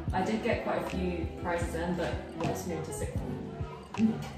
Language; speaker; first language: English; early bilingual, other home language; Korean